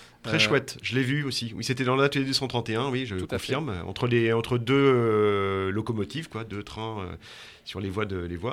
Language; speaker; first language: French; native; French